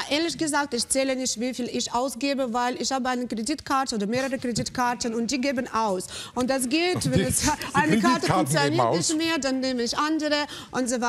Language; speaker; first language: German; non-native, fluent; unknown